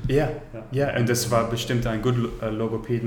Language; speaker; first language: German; non-native, learner; English